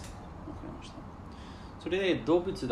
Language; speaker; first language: Japanese; non-native, learner; English